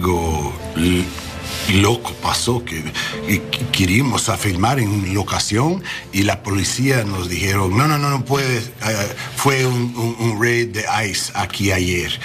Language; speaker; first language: Spanish; non-native, learner; English